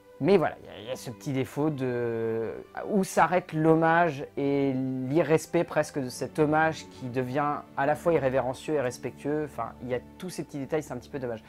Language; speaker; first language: French; native; French